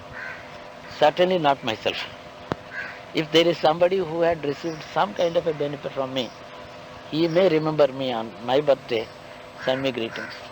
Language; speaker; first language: English; non-native, local second language; Telugu